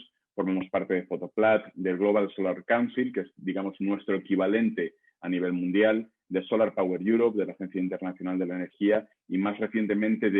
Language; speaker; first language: Spanish; native; Spanish